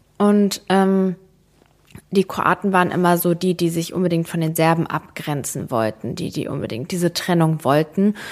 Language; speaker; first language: German; early bilingual, other home language; Serbian